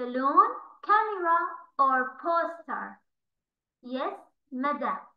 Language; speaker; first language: English; non-native, fluent; Arabic